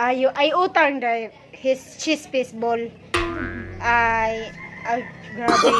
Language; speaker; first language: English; non-native, learner; Cebuano